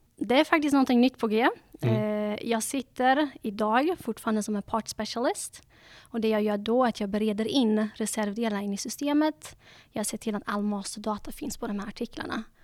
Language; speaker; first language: Swedish; early bilingual, other home language; Dutch